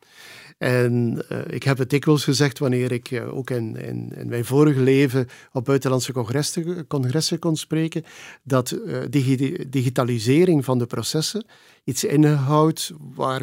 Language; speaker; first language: Dutch; native; Dutch